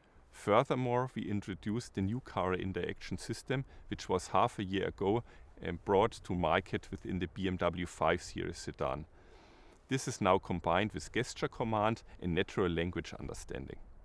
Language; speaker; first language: English; non-native, fluent; German